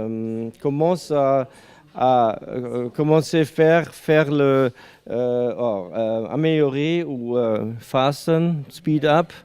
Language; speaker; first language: French; non-native, learner; German